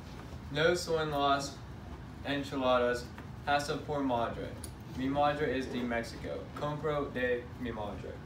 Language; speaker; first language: Spanish; non-native, learner; English